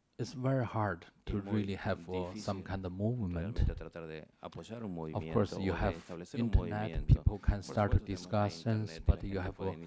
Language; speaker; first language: English; non-native, learner; Chinese